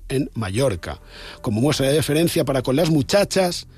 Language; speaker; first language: Spanish; non-native, local second language; Catalan